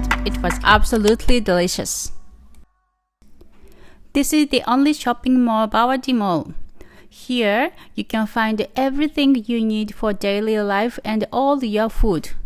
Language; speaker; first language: English; non-native, learner; Japanese